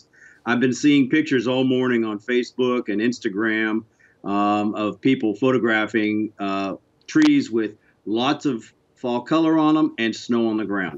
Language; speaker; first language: English; native; English